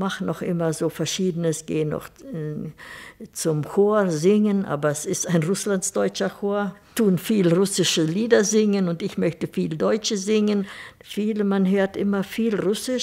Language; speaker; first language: German; early bilingual, heritage; German